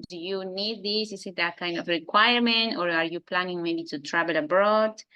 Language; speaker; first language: English; non-native, fluent; Spanish